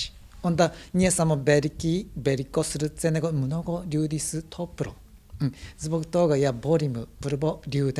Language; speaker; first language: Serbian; non-native, learner; Japanese